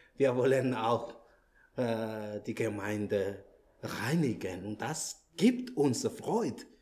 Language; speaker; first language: German; non-native, learner; Malagasy